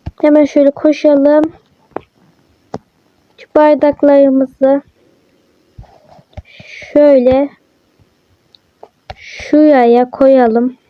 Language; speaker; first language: Turkish; native; Turkish